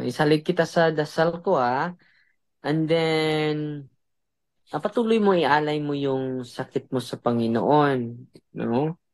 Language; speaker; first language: Filipino; non-native, local second language; Cebuano